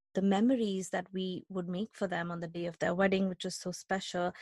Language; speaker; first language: English; non-native, local second language; Hindi